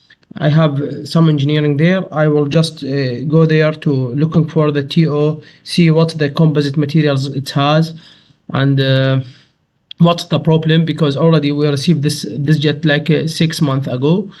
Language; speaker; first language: English; non-native, learner; Arabic